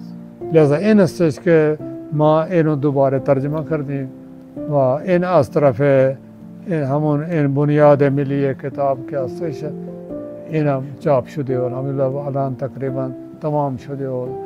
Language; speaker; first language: Persian; non-native, fluent; Urdu